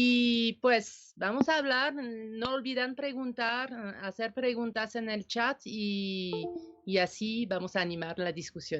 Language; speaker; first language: Spanish; non-native, fluent; French